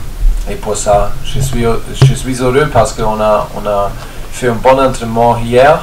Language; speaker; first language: French; non-native, fluent; German